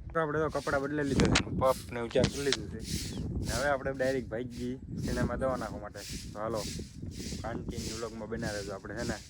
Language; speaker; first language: Gujarati; native; Gujarati